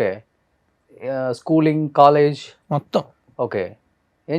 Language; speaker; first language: Telugu; native; Telugu